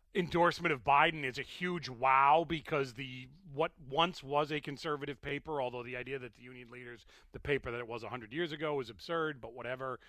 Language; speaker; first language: English; native; English